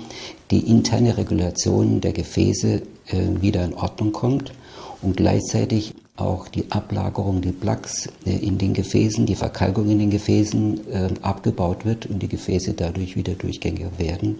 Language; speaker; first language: German; native; German